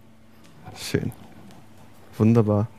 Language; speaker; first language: German; native; German